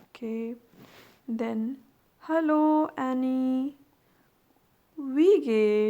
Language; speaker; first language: German; non-native, learner; Hindi